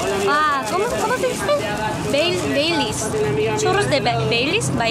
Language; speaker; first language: Spanish; non-native, learner; Korean